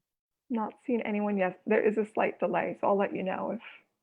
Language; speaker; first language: English; native; English